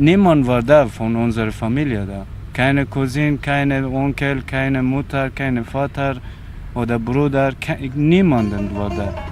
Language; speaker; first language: German; non-native, learner; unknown